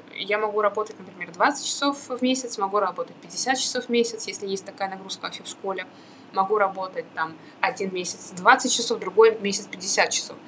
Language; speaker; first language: Russian; native; Russian